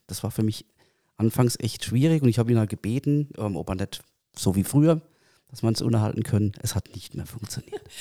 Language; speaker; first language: German; native; German